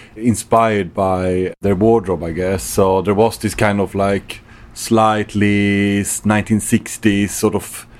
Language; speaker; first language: English; non-native, fluent; Swedish